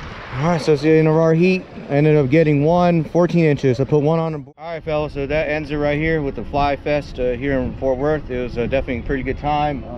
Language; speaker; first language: English; native; English